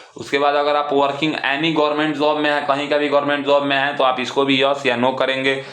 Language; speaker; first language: Hindi; non-native, local second language; Bhojpuri